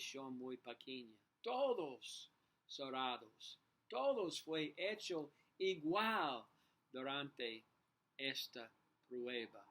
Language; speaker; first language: Spanish; non-native, learner; English